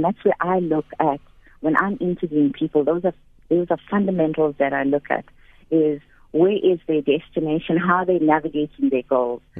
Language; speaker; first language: English; native; English